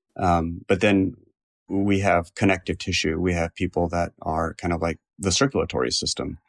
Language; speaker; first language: English; native; English